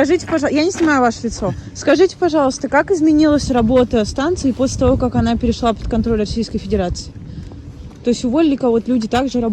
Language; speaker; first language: Russian; native; Russian